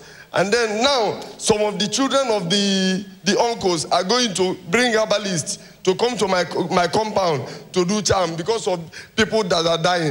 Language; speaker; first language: English; non-native, local second language; Igbo